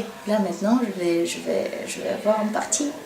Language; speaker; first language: French; non-native, learner; Bulgarian